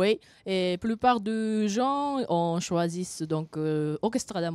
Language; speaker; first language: French; non-native, fluent; Japanese